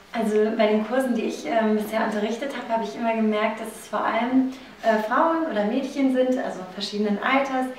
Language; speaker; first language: German; native; German